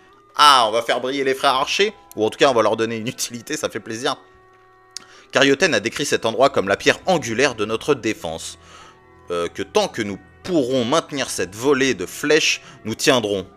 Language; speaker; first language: French; native; French